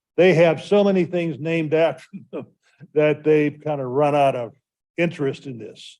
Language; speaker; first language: English; native; English